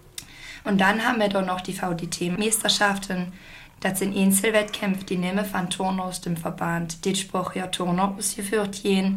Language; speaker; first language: German; native; German